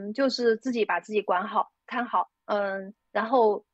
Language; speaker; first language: Chinese; native; Chinese